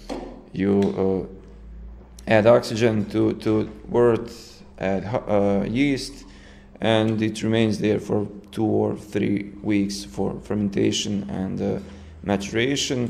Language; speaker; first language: English; non-native, fluent; Serbian